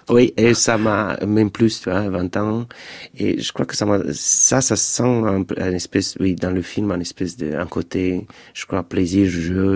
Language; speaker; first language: French; non-native, fluent; Romanian